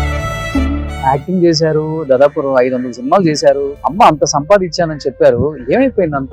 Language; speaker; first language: Telugu; native; Telugu